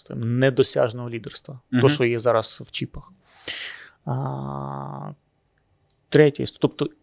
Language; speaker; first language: Ukrainian; native; Ukrainian